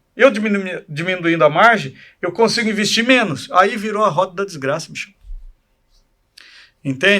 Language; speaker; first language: Portuguese; native; Portuguese